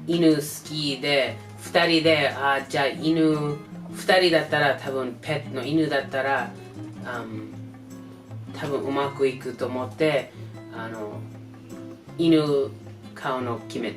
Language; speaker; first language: Japanese; non-native, learner; English